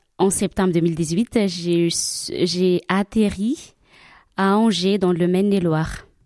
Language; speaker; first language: French; non-native, local second language; Malagasy